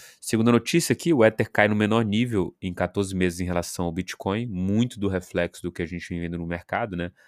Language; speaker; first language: Portuguese; native; Portuguese